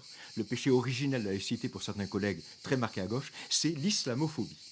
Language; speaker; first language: French; native; French